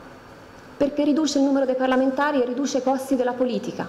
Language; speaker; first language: Italian; native; Italian